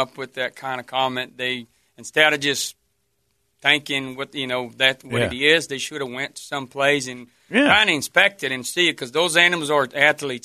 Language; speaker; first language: English; non-native, fluent; Portuguese